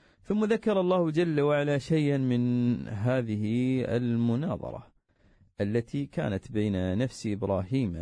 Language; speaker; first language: Arabic; native; Arabic